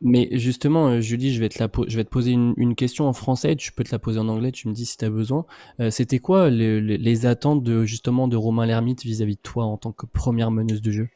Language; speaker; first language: French; native; French